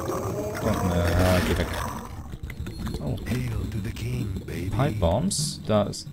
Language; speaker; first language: German; native; German